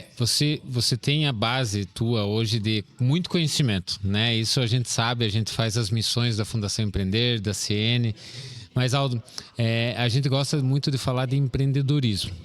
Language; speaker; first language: Portuguese; native; Portuguese